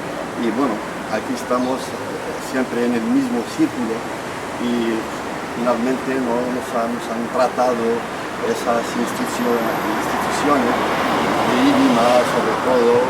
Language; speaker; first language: Spanish; non-native, fluent; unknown